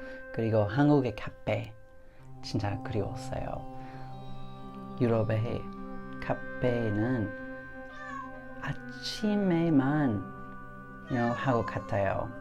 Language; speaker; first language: Korean; non-native, learner; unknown